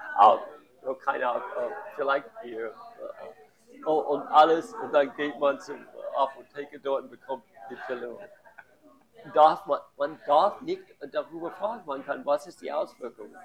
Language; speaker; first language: German; non-native, learner; English